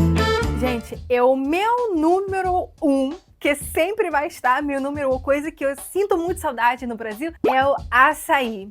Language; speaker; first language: Portuguese; non-native, fluent; Russian